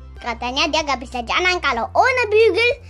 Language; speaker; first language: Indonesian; early bilingual, heritage; Indonesian